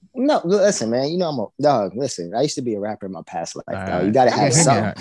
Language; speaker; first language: English; native; English